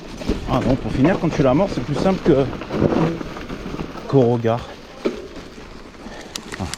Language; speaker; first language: French; native; French